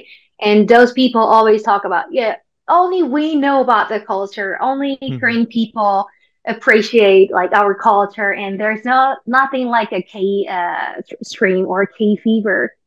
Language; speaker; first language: English; non-native, fluent; Korean